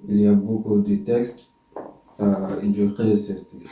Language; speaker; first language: French; non-native, learner; Arabic